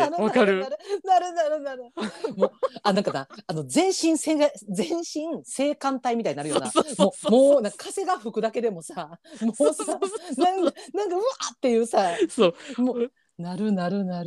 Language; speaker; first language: Japanese; native; Japanese